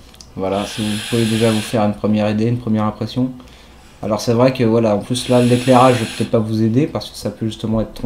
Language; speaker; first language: French; native; French